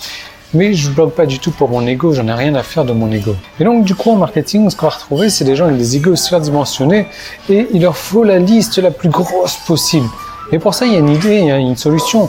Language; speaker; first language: French; native; French